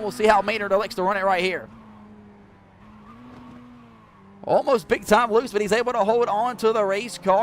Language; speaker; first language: English; native; English